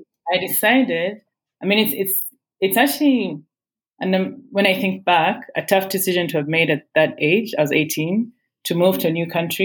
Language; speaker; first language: English; non-native, local second language; Ganda